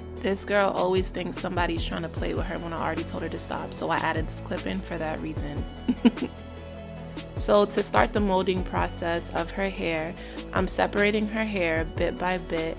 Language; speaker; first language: English; native; English